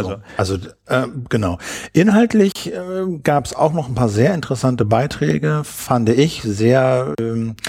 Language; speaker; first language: German; native; German